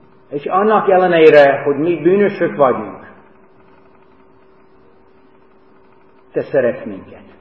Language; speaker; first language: Hungarian; non-native, fluent; English